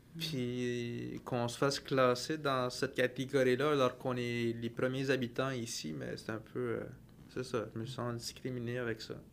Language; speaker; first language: French; non-native, local second language; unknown